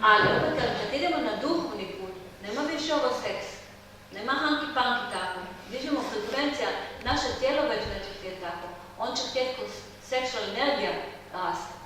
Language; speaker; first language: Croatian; non-native, learner; Hebrew